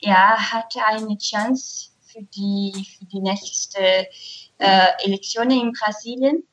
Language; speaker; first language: German; non-native, learner; Portuguese